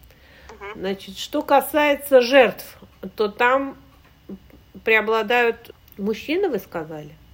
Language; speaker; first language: Russian; native; Russian